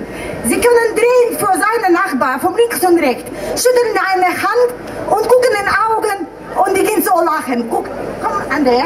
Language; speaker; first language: German; non-native, learner; Russian